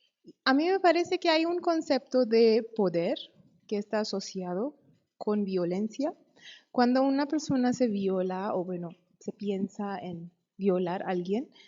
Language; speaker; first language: Spanish; non-native, fluent; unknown